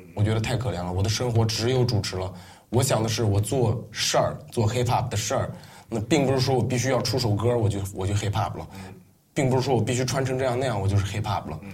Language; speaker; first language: Chinese; non-native, local second language; Uyghur